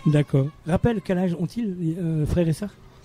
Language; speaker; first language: French; native; French